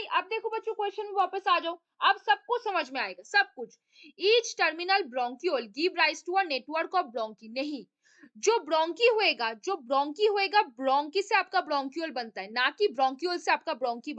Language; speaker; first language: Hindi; native; Hindi